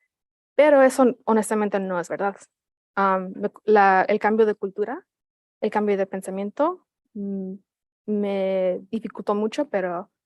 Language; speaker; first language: Spanish; early bilingual, heritage; Spanish